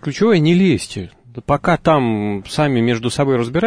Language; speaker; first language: Russian; native; Russian